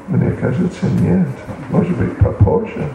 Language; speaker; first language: Russian; non-native, learner; English